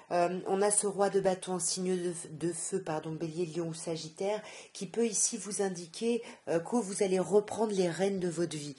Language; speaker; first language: French; native; French